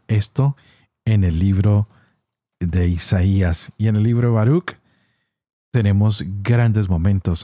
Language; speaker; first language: Spanish; native; Spanish